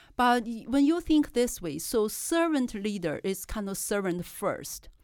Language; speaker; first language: English; non-native, fluent; Chinese